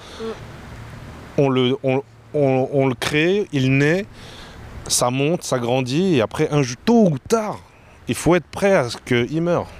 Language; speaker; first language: French; native; French